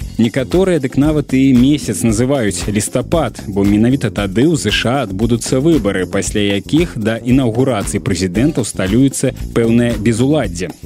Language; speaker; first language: Belarusian; native; Belarusian